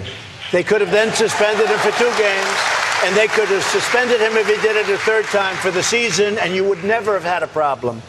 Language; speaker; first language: English; native; English